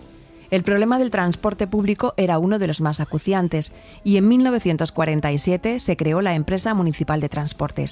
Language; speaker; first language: Spanish; native; Spanish